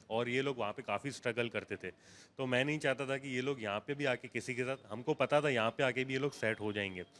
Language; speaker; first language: Hindi; non-native, local second language; Gujarati